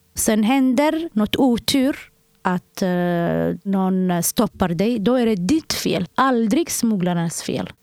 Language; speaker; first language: Swedish; non-native, fluent; Somali